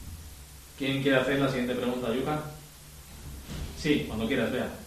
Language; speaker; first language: Spanish; native; Spanish